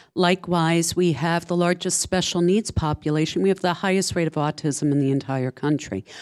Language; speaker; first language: English; native; English